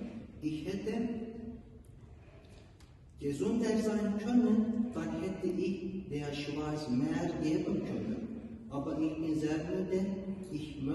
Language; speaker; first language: German; non-native, learner; Turkish